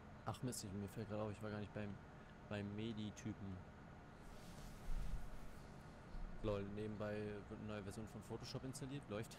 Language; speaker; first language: German; native; German